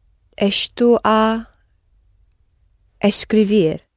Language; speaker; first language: Portuguese; non-native, learner; English